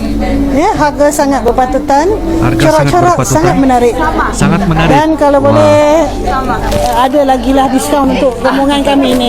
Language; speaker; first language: Malay; native; Malay